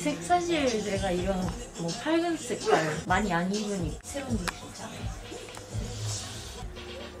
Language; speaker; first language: Korean; non-native, fluent; Japanese